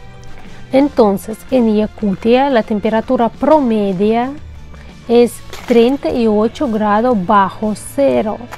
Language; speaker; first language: Spanish; non-native, fluent; Russian